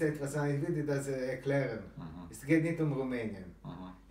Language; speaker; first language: German; non-native, fluent; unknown